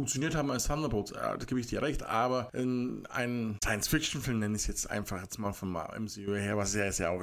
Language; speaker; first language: German; native; German